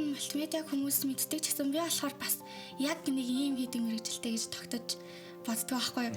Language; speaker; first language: Mongolian; native; Mongolian